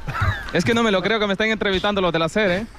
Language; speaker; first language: Spanish; native; Spanish